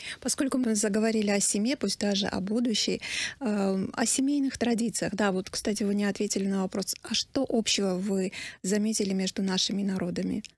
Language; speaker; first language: Russian; non-native, local second language; Armenian